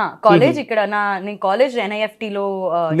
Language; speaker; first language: Telugu; non-native, learner; Gujarati